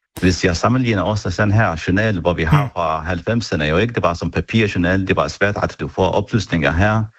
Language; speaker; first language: Danish; non-native, fluent; Arabic